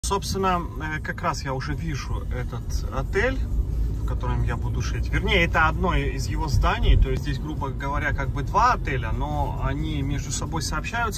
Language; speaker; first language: Russian; native; Russian